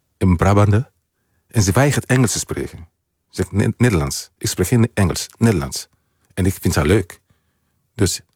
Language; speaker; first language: Dutch; non-native, fluent; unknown